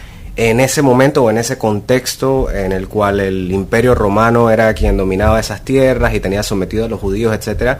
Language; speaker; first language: Spanish; native; Spanish